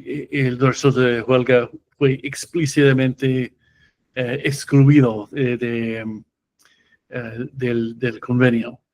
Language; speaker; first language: Spanish; non-native, fluent; English